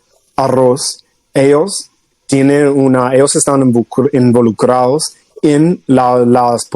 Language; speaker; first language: Spanish; non-native, fluent; English